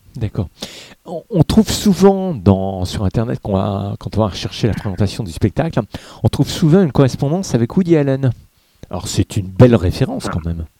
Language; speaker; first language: French; native; French